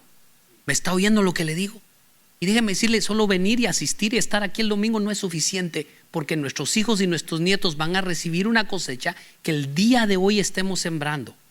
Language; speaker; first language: Spanish; native; Spanish